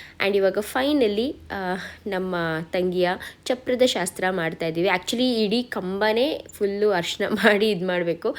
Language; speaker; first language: Kannada; native; Kannada